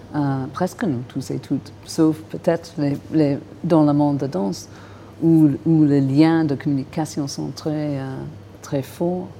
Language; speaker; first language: French; non-native, fluent; English